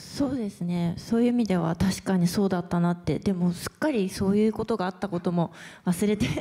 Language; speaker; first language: Japanese; native; Japanese